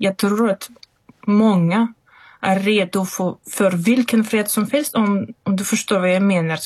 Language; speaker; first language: Swedish; non-native, fluent; Russian